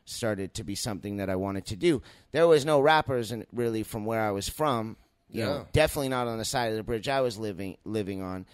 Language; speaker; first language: English; native; English